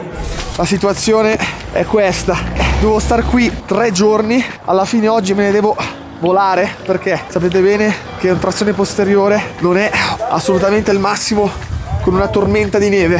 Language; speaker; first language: Italian; native; Italian